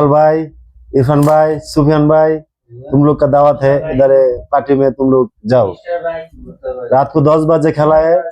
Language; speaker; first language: Hindi; non-native, learner; Bangla